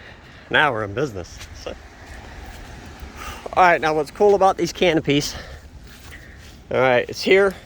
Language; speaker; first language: English; native; English